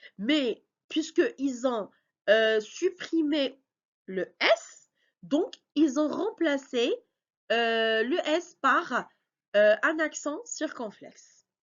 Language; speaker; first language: French; non-native, local second language; Arabic